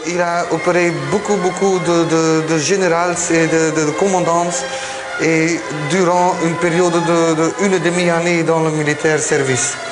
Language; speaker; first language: French; non-native, learner; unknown